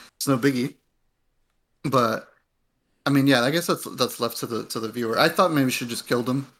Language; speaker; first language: English; native; English